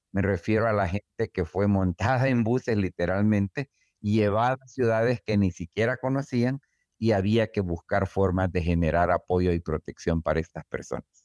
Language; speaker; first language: Spanish; native; Spanish